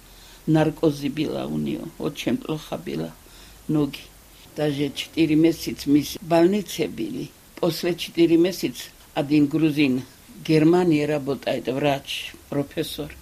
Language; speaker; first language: Russian; non-native, local second language; Georgian